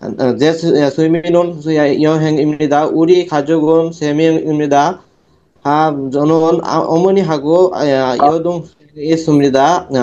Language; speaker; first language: Korean; non-native, learner; Bangla